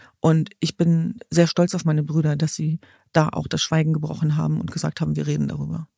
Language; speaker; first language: German; early bilingual, other home language; Kurdish